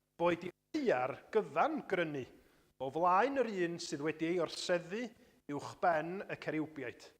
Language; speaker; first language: Welsh; native; Welsh